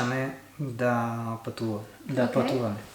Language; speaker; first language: Bulgarian; non-native, learner; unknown